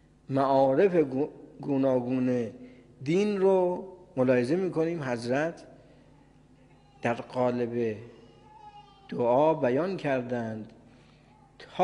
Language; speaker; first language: Persian; native; Persian